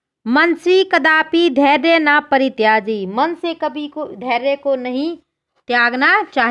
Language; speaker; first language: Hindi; native; Hindi